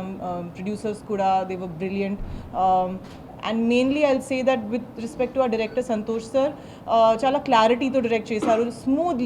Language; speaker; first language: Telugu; non-native, learner; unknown